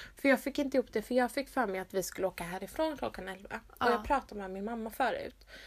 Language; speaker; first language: Swedish; native; Swedish